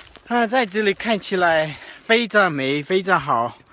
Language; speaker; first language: Chinese; non-native, learner; Tibetan